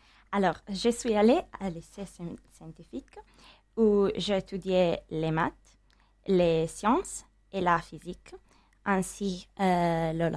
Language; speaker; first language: French; non-native, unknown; Italian